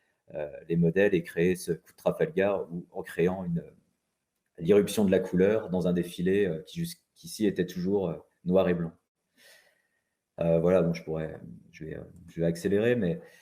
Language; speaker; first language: French; native; French